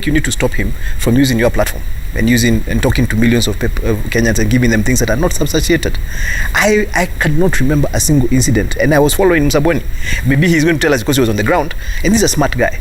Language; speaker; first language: English; non-native, local second language; Kikuyu